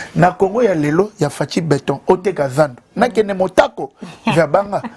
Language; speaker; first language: Lingala; native; Lingala